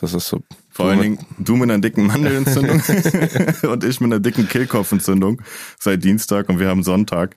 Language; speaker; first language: German; native; German